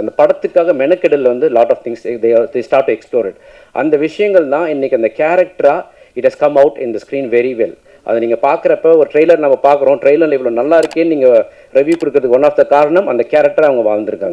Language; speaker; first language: Tamil; native; Tamil